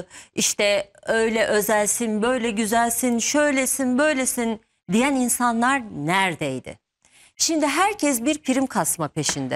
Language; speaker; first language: Turkish; native; Turkish